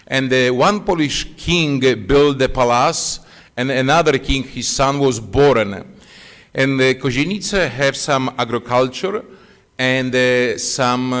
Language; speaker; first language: English; non-native, fluent; Polish